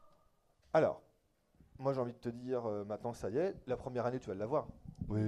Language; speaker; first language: French; native; French